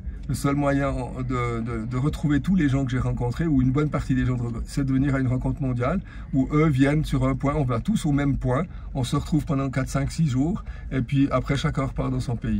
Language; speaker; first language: French; native; French